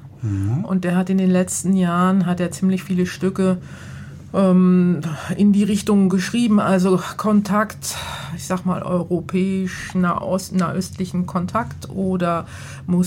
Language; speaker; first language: German; native; German